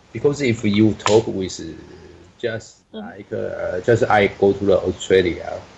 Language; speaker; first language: English; non-native, learner; Chinese